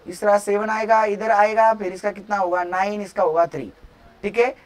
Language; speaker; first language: Hindi; non-native, local second language; Marathi